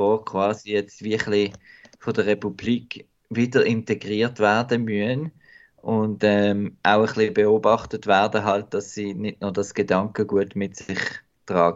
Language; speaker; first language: German; native; German